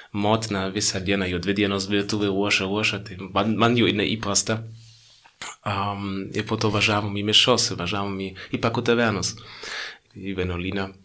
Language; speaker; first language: Lithuanian; non-native, fluent; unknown